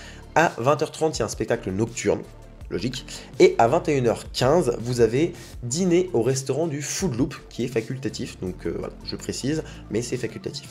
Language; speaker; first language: French; native; French